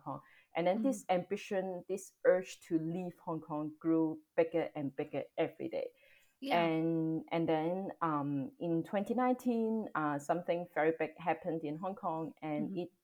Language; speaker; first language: English; non-native, local second language; Cantonese